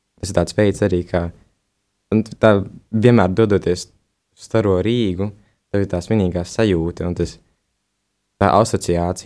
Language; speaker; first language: Latvian; native; Latvian